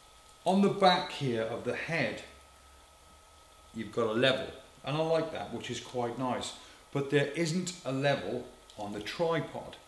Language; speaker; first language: English; native; English